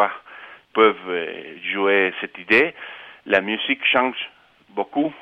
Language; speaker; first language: French; non-native, fluent; Spanish